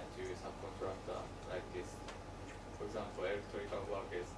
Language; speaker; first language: English; non-native, learner; Japanese